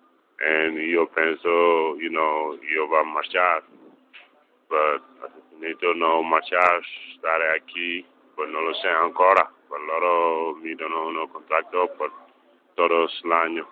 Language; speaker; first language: Spanish; non-native, learner; English